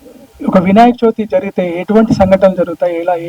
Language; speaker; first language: Telugu; native; Telugu